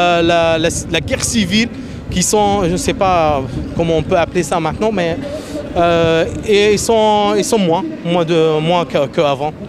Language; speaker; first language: French; non-native, fluent; Arabic